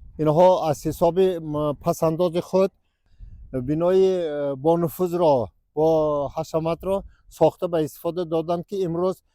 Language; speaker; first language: Tajik; non-native, local second language; Uzbek